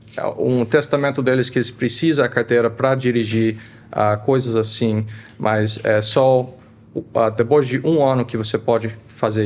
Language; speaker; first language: Portuguese; early bilingual, heritage; Portuguese